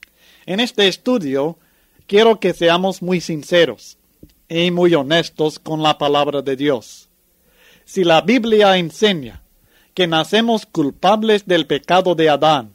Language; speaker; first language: Spanish; native; Spanish